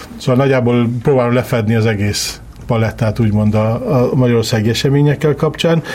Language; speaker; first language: Hungarian; early bilingual, heritage; Hungarian